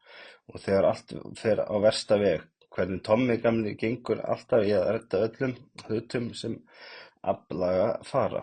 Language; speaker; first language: Icelandic; native; Icelandic